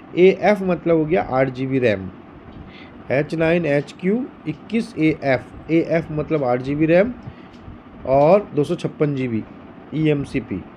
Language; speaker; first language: Hindi; native; Hindi